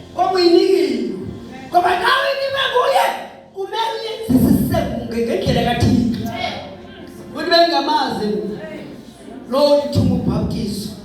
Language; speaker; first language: Zulu; non-native, local second language; Xhosa